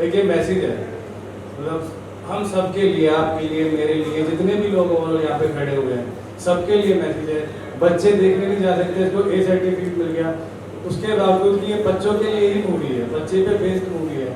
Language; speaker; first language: Hindi; native; Hindi